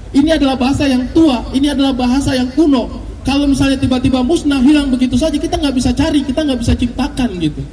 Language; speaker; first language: Indonesian; native; Indonesian